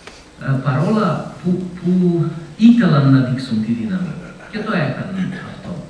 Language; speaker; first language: Greek; non-native, fluent; Macedonian